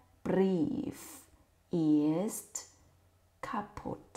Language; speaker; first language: German; non-native, fluent; Thai